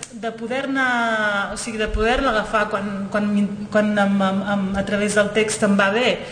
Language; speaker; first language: Catalan; early bilingual, other home language; Riffian